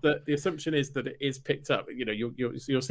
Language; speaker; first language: English; native; English